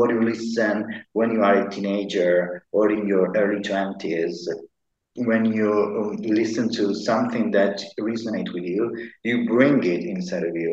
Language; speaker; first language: English; non-native, fluent; Italian